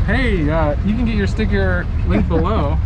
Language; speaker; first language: English; native; English